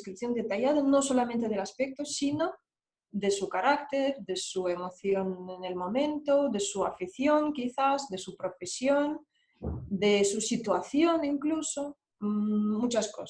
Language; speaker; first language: Spanish; non-native, fluent; Russian